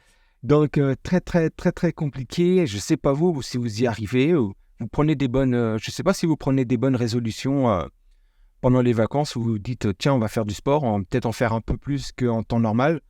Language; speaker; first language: French; native; French